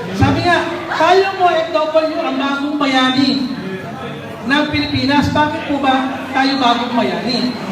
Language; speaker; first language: Filipino; non-native, local second language; Cebuano